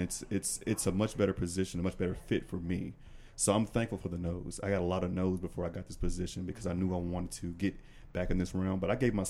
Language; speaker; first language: English; native; English